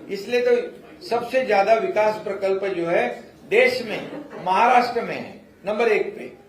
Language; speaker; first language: Hindi; non-native, local second language; Marathi